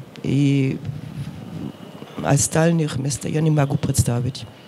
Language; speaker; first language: Russian; non-native, fluent; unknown